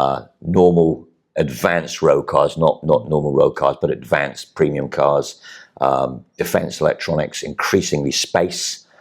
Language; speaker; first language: English; native; English